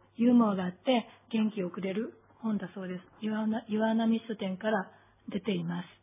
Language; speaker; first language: Japanese; native; Japanese